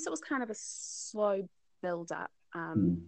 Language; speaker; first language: English; native; English